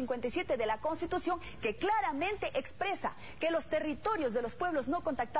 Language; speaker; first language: Spanish; native; Spanish